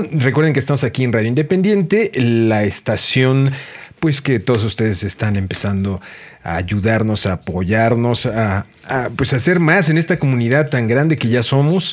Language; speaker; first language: Spanish; native; Spanish